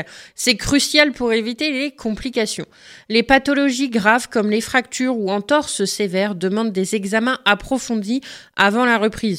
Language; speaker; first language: French; native; French